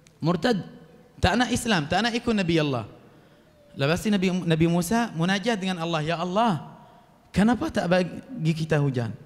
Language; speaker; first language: Malay; non-native, fluent; Arabic